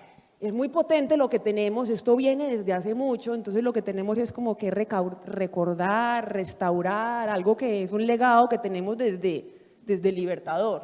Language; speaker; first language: Spanish; native; Spanish